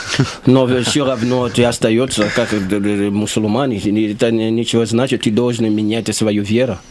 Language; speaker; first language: Russian; non-native, learner; Lingala